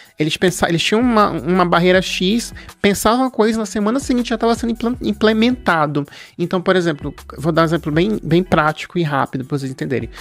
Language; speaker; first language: Portuguese; native; Portuguese